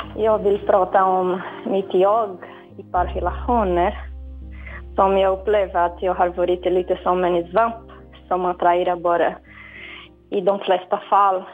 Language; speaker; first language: Swedish; non-native, fluent; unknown